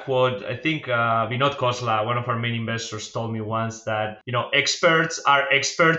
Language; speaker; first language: English; non-native, fluent; Spanish